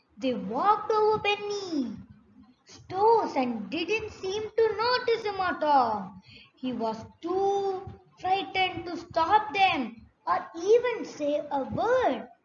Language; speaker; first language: English; non-native, local second language; Tamil